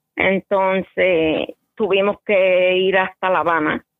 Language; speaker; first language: Spanish; native; Spanish